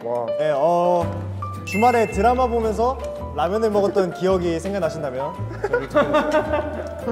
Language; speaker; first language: Korean; native; Korean